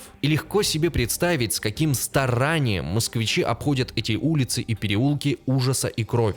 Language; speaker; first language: Russian; native; Russian